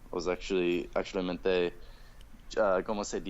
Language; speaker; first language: Spanish; non-native, learner; English